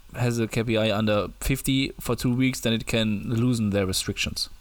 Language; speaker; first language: English; non-native, fluent; German